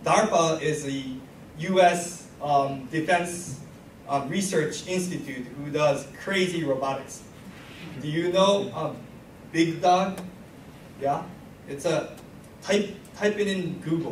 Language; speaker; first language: English; non-native, fluent; Japanese